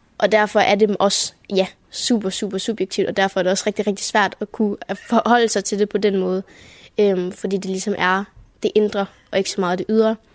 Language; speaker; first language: Danish; early bilingual, heritage; Danish